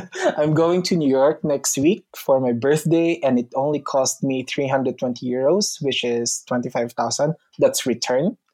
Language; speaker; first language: English; non-native, local second language; Filipino